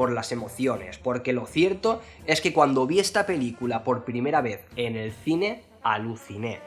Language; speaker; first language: Spanish; native; Spanish